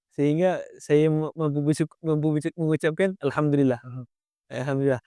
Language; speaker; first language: Malay; native; Malay